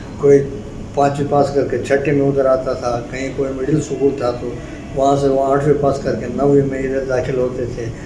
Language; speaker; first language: Urdu; non-native, local second language; Shina